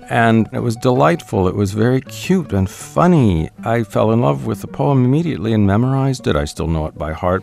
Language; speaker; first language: English; native; English